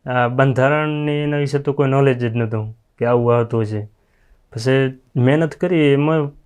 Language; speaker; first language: Gujarati; non-native, local second language; Kachhi